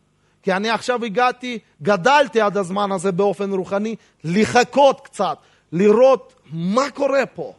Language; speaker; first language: Hebrew; non-native, fluent; Russian